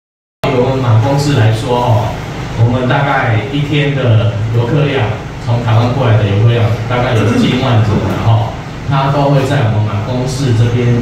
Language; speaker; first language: Chinese; native; Chinese